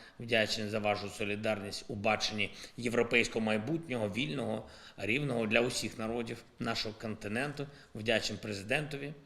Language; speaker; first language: Ukrainian; non-native, local second language; Russian